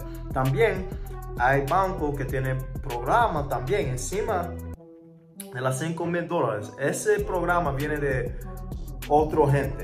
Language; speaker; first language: Spanish; early bilingual, heritage; English